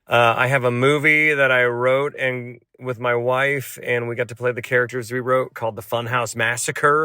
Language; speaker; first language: English; native; English